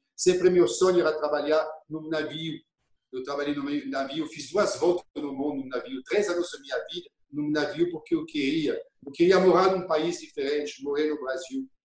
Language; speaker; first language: Portuguese; non-native, fluent; French